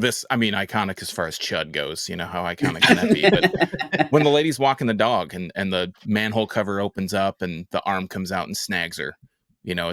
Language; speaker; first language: English; native; English